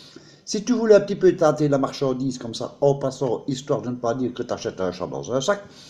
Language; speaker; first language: French; native; French